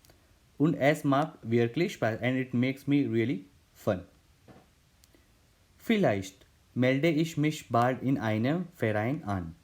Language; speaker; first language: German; non-native, fluent; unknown